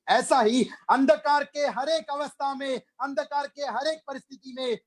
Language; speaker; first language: Hindi; non-native, local second language; Malayalam